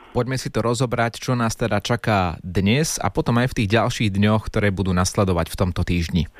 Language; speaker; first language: Slovak; native; Slovak